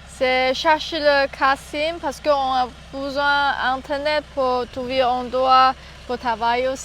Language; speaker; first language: French; non-native, learner; Chinese